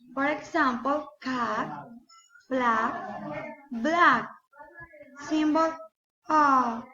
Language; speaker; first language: English; non-native, learner; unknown